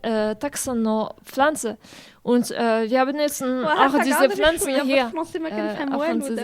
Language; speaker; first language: German; non-native, learner; French